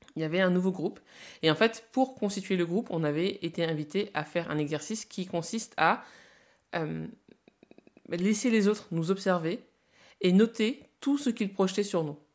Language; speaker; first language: French; native; French